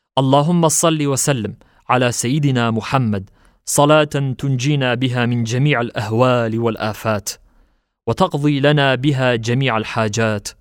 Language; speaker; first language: Arabic; non-native, fluent; Turkish